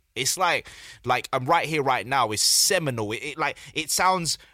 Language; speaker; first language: English; native; English